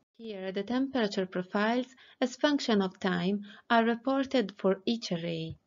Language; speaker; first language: English; non-native, fluent; Italian